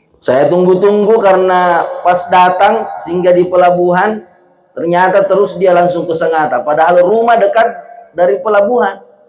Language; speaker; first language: Indonesian; non-native, local second language; Buginese